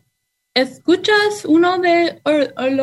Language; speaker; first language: Spanish; non-native, learner; English